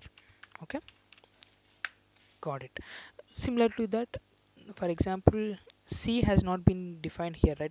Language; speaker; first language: English; non-native, local second language; Telugu